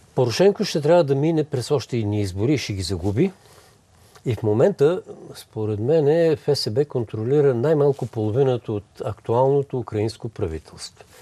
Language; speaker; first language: Bulgarian; native; Bulgarian